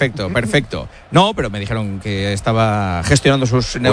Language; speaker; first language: Spanish; native; Spanish